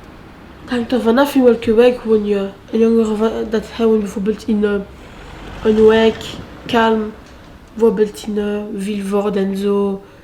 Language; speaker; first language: Dutch; non-native, local second language; French